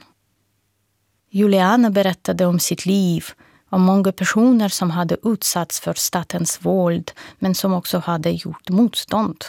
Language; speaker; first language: Swedish; non-native, fluent; Russian